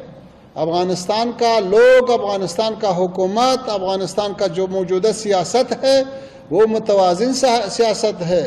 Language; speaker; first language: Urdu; non-native, fluent; Pashto